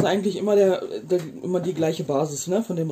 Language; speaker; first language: German; native; German